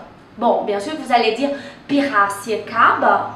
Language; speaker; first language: French; non-native, fluent; Portuguese